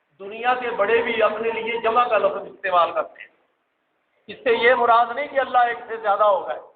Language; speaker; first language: Urdu; non-native, local second language; Punjabi